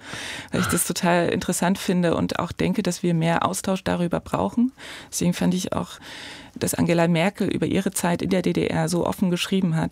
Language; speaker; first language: German; native; German